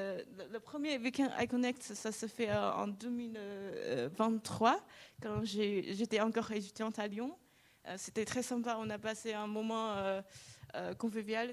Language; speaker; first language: French; non-native, fluent; Chinese